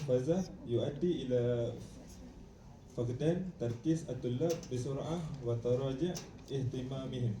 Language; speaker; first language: Arabic; non-native, learner; Malay